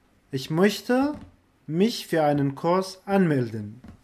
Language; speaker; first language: German; non-native, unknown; Central Kurdish